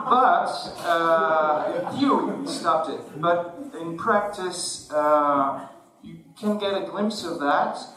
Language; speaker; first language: English; non-native, fluent; Arabic